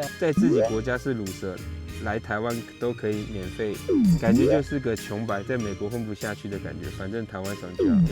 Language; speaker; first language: Chinese; native; Chinese